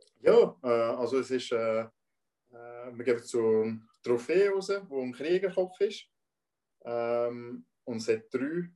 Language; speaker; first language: German; non-native, local second language; French